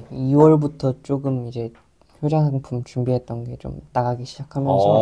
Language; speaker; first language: Korean; native; Korean